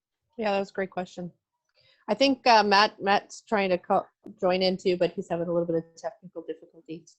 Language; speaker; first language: English; native; English